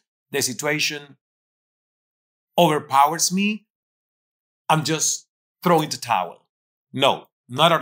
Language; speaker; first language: English; non-native, fluent; Spanish